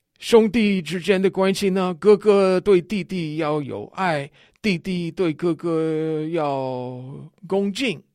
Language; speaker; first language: Chinese; non-native, fluent; English